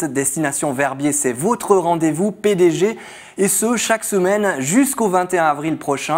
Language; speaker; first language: French; native; French